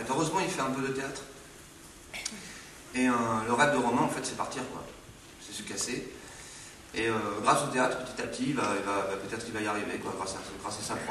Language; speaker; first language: French; native; French